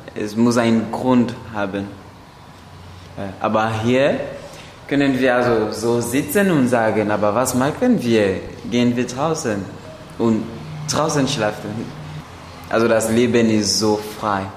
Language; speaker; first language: German; non-native, learner; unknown